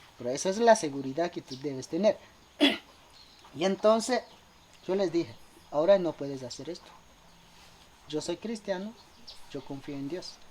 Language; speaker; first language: Spanish; non-native, local second language; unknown